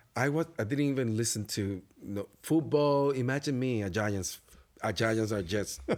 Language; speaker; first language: English; non-native, fluent; Spanish